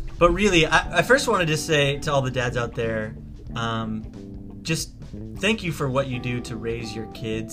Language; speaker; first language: English; native; English